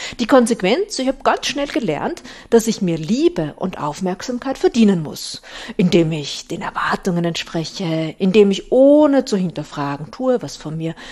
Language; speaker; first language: German; native; German